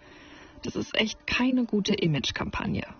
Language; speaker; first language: German; native; German